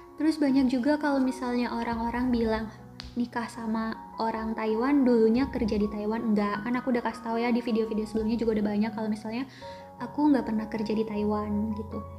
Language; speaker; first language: Indonesian; native; Indonesian